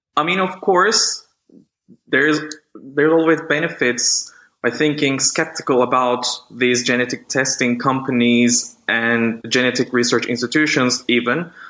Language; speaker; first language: English; non-native, fluent; Turkish